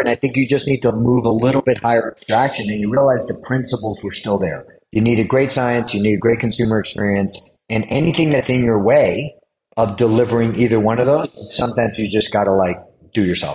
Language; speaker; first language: English; native; English